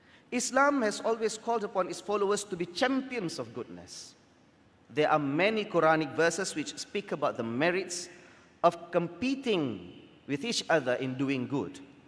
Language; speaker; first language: English; non-native, local second language; Malay